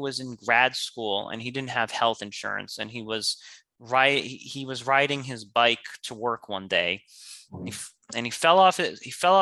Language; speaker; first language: English; native; English